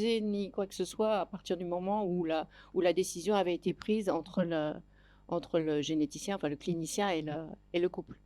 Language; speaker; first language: French; native; French